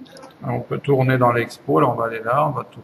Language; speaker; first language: French; native; French